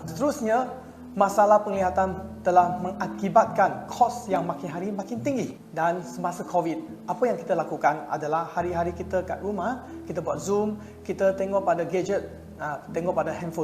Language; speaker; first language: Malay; non-native, local second language; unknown